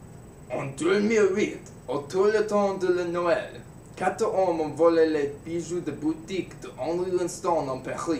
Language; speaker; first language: French; non-native, learner; English